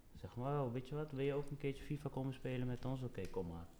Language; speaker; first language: Dutch; early bilingual, other home language; Papiamento